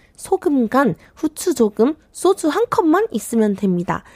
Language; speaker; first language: Korean; native; Korean